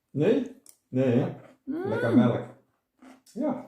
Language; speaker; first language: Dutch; non-native, learner; Thai